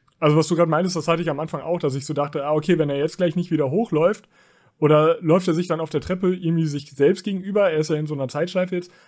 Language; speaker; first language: German; native; German